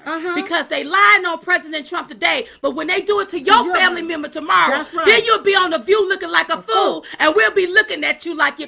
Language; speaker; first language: English; native; English